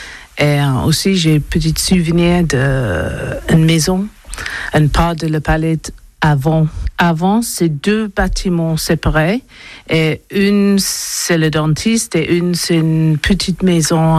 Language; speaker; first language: French; non-native, learner; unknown